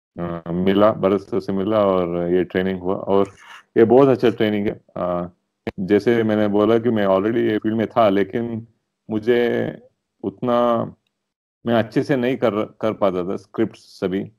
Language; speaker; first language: Hindi; non-native, local second language; Telugu